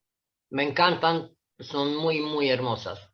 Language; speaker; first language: Spanish; non-native, fluent; Italian